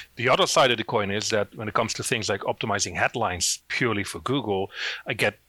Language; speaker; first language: English; non-native, fluent; Dutch